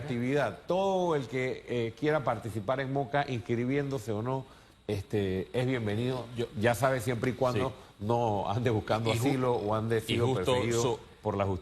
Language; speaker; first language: Spanish; native; Spanish